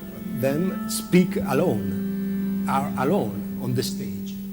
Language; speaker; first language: English; non-native, learner; Italian